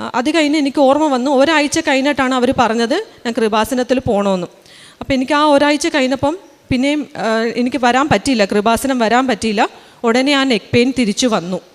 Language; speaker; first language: Malayalam; early bilingual, heritage; Malayalam